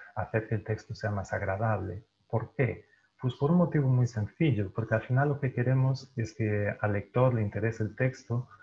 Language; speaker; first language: Spanish; native; Spanish